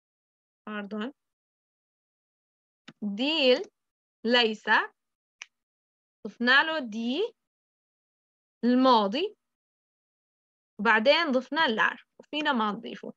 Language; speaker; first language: Arabic; native; Arabic